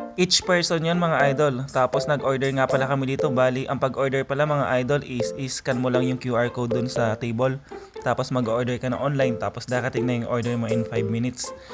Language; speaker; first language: Filipino; native; Filipino